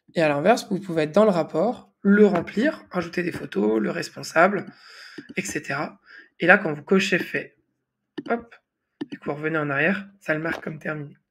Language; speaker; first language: French; native; French